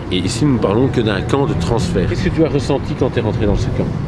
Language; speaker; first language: French; native; French